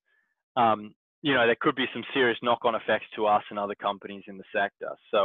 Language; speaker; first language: English; native; English